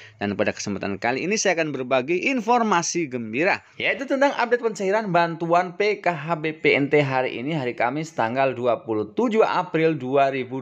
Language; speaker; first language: Indonesian; native; Indonesian